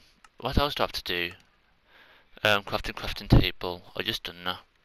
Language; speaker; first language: English; native; English